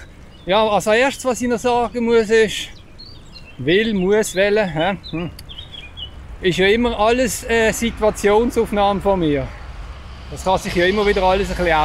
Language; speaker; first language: German; native; German